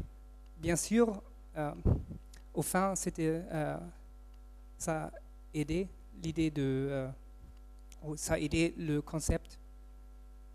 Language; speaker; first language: French; non-native, fluent; German